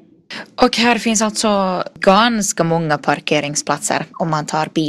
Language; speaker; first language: Swedish; non-native, local second language; Finnish